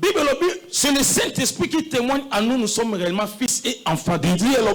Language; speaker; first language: French; non-native, local second language; Lingala